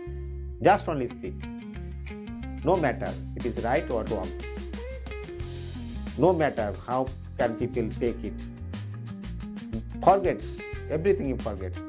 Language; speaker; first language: English; non-native, learner; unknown